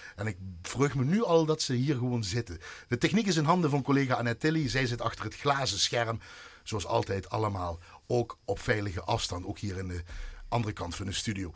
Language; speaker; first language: Dutch; native; Dutch